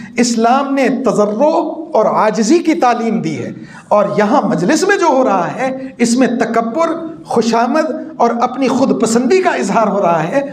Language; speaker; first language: Urdu; non-native, local second language; Punjabi